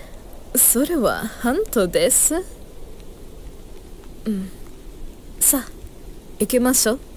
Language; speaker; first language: Japanese; non-native, learner; English